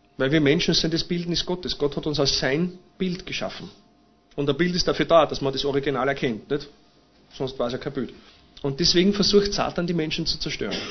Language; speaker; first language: German; native; German